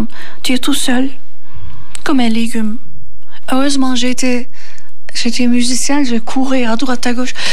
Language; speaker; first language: French; non-native, fluent; Turkish